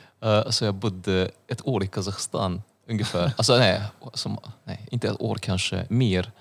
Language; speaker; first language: Swedish; non-native, fluent; Russian